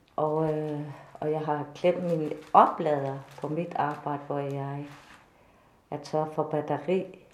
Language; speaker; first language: Danish; non-native, local second language; Kalaallisut